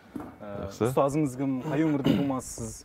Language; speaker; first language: Kazakh; native; Kazakh